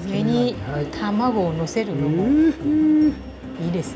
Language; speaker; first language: Japanese; non-native, fluent; Vietnamese